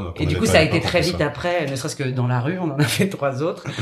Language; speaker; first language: French; native; French